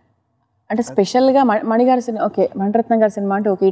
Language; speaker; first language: Telugu; native; Telugu